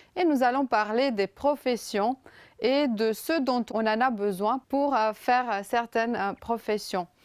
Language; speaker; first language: French; non-native, fluent; Romanian